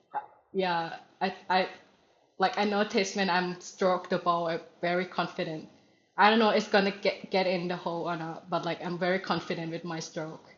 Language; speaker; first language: English; non-native, learner; Thai